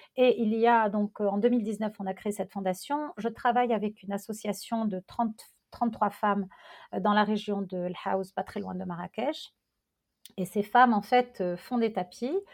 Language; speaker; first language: French; non-native, local second language; Arabic